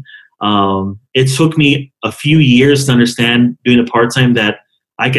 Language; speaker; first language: English; native; English